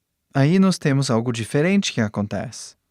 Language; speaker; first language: Portuguese; non-native, fluent; English